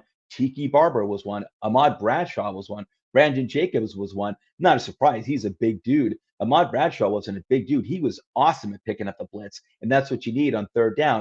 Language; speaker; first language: English; native; English